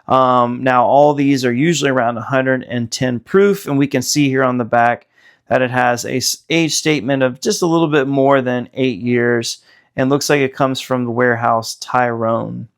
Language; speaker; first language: English; native; English